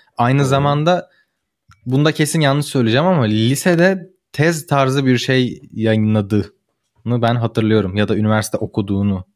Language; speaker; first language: Turkish; native; Turkish